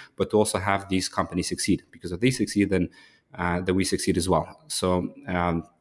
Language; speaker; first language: English; early bilingual, other home language; Ukrainian